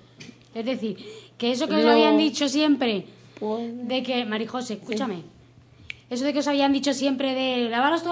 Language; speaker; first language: Spanish; native; Spanish